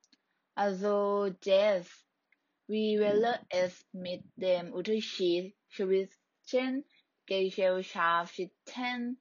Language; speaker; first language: German; non-native, learner; Thai